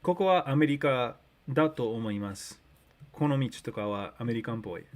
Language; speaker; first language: Japanese; early bilingual, other home language; English